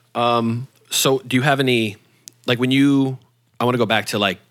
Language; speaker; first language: English; native; English